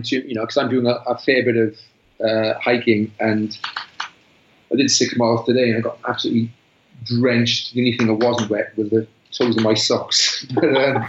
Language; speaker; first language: English; native; English